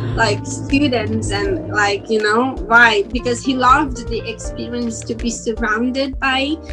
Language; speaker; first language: English; non-native, fluent; Portuguese